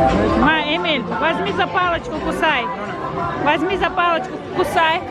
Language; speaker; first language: Russian; non-native, local second language; Azerbaijani